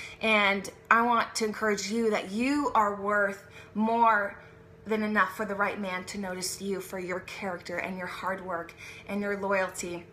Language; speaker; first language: English; native; English